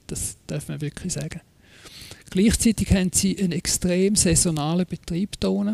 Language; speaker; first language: German; native; German